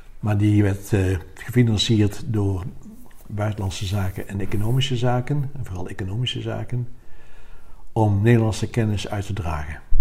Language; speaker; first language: Dutch; native; Dutch